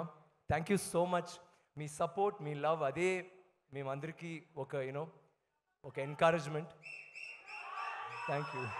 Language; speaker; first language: Telugu; non-native, learner; Tamil